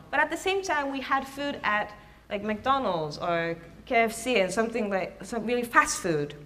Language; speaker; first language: English; early bilingual, other home language; Japanese